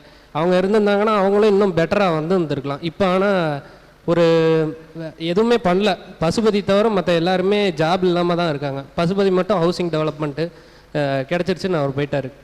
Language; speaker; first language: Tamil; native; Tamil